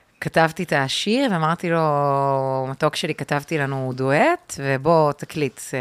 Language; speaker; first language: Hebrew; early bilingual, other home language; Russian